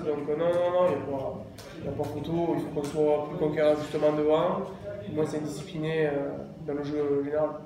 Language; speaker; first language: French; native; French